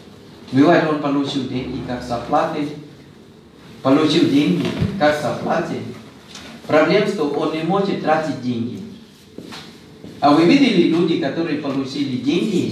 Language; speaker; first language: Russian; non-native, fluent; Thai